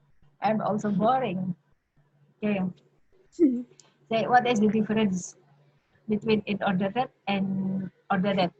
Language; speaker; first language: English; non-native, learner; Indonesian